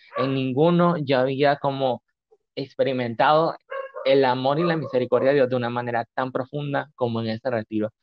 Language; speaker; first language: Spanish; native; Spanish